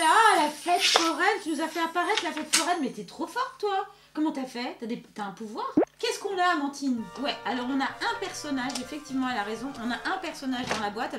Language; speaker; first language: French; native; French